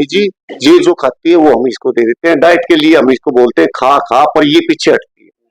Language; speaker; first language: Hindi; native; Hindi